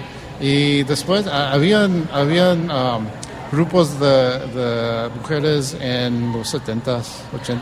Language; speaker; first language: Spanish; early bilingual, heritage; English